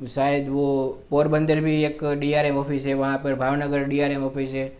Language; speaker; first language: Hindi; non-native, local second language; Gujarati